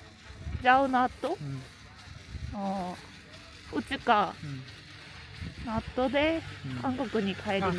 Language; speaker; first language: Japanese; non-native, learner; Korean